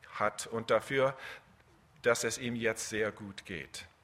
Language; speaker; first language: German; early bilingual, other home language; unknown